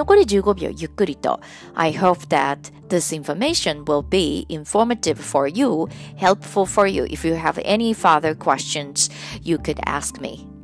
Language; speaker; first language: English; non-native, fluent; Japanese